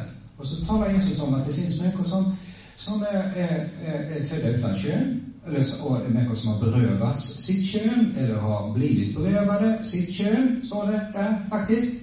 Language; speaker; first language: Swedish; native; Swedish